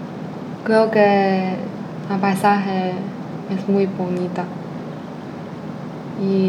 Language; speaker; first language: Spanish; non-native, learner; Chinese